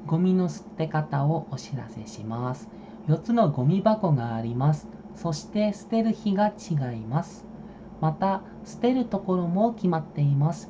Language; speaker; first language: Japanese; non-native, fluent; Indonesian